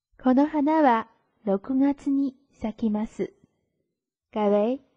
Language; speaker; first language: Japanese; non-native, fluent; Chinese